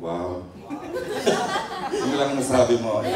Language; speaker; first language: Filipino; native; Filipino